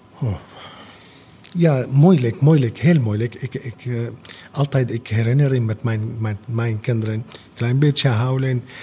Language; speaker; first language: Dutch; non-native, learner; Arabic